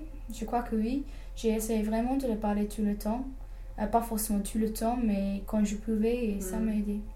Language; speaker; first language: French; non-native, fluent; English